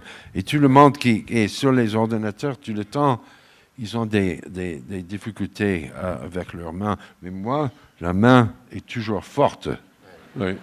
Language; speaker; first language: French; non-native, fluent; English